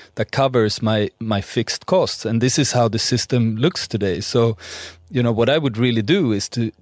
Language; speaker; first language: English; non-native, fluent; Swedish